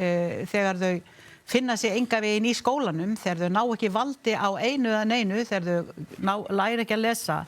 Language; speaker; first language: Icelandic; native; Icelandic